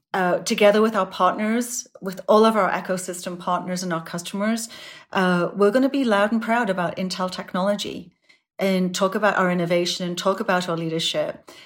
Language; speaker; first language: English; native; English